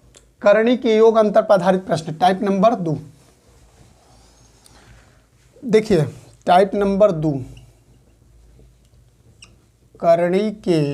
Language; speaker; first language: Hindi; native; Hindi